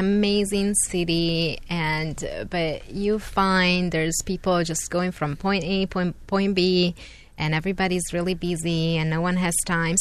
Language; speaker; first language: English; non-native, fluent; Italian